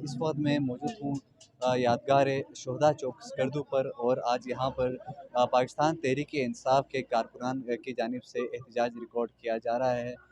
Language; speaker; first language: Urdu; non-native, local second language; Balti